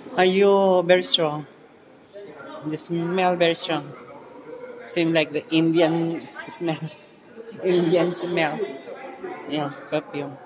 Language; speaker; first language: English; non-native, learner; Filipino